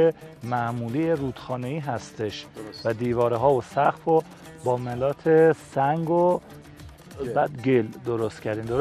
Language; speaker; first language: Persian; native; Persian